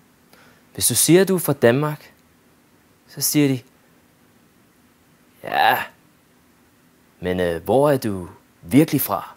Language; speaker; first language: Danish; early bilingual, other home language; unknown